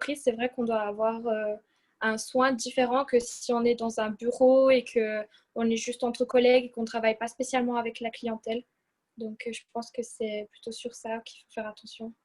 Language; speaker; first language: French; early bilingual, other home language; Portuguese